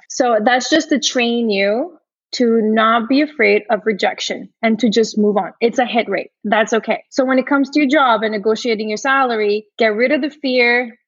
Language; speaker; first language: English; early bilingual, other home language; Portuguese